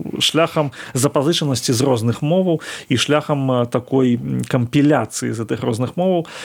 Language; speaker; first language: Belarusian; non-native, local second language; Russian